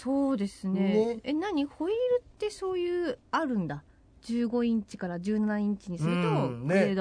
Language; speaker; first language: Japanese; native; Japanese